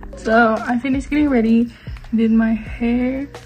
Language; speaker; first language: English; native; English